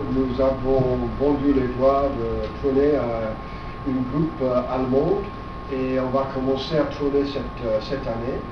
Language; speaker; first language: French; non-native, fluent; English